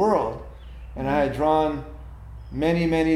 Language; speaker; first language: English; native; English